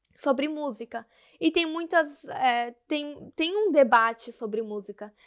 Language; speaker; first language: Portuguese; native; Portuguese